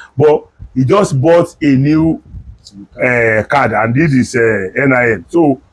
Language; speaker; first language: English; non-native, local second language; Yoruba